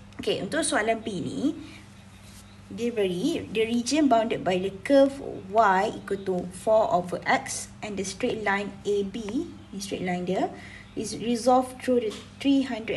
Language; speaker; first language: English; non-native, local second language; Malay